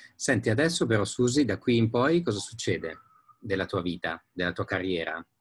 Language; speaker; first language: Italian; native; Italian